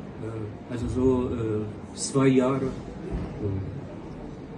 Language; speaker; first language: German; non-native, local second language; Kurdish